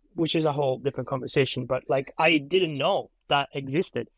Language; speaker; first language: English; non-native, fluent; Italian